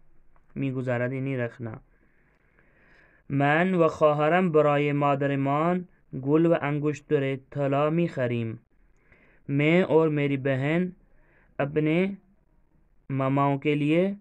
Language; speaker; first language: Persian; non-native, fluent; Urdu